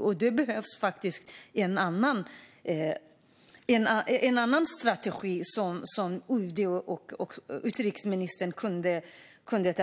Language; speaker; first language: Swedish; non-native, fluent; Kurdish